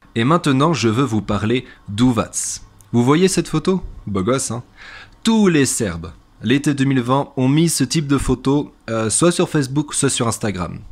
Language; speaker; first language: French; native; French